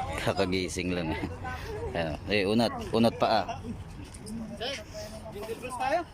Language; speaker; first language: Filipino; non-native, local second language; Cebuano